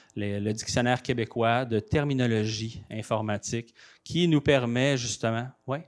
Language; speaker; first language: French; native; French